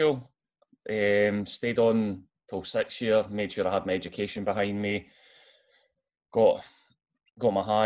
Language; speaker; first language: English; native; English